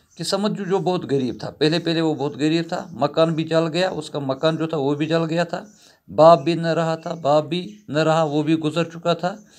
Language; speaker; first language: Urdu; non-native, local second language; Kashmiri